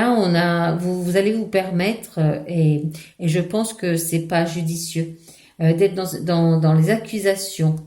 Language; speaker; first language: French; native; French